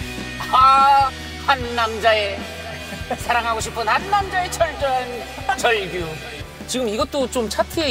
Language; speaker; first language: Korean; native; Korean